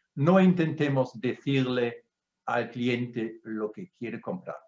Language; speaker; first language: Spanish; non-native, fluent; German